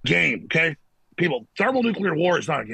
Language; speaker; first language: English; native; English